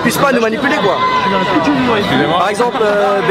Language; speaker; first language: French; native; French